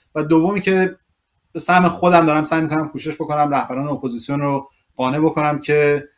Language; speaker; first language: Persian; early bilingual, other home language; English